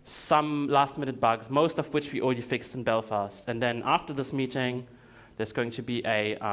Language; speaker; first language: English; non-native, fluent; Russian